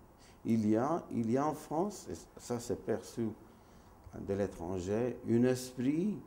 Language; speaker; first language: French; non-native, fluent; Maltese